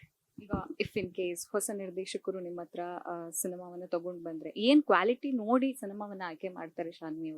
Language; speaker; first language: Kannada; native; Kannada